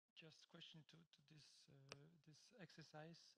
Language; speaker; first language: English; non-native, fluent; Polish